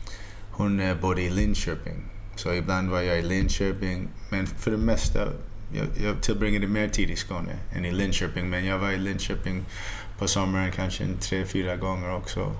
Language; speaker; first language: Swedish; early bilingual, heritage; Swedish